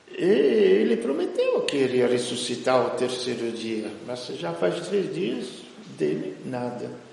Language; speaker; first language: Portuguese; non-native, fluent; Italian